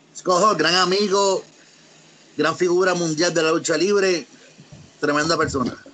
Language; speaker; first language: Spanish; native; Spanish